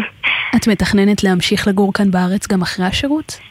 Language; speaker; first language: Hebrew; native; Hebrew